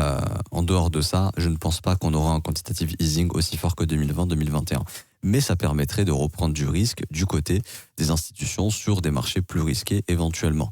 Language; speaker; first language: French; native; French